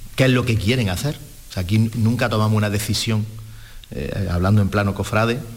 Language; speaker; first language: Spanish; native; Spanish